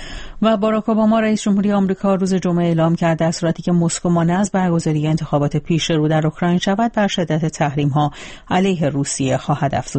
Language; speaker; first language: Persian; native; Persian